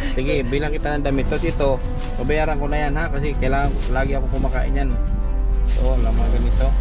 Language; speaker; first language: Filipino; non-native, local second language; Cebuano